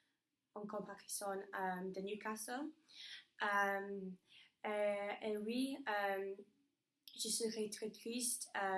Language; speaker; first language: French; non-native, learner; English